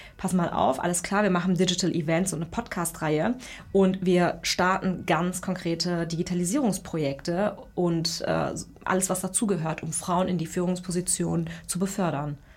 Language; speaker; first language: German; early bilingual, other home language; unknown